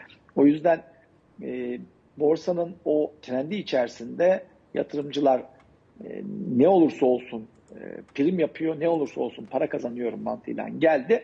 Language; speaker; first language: Turkish; native; Turkish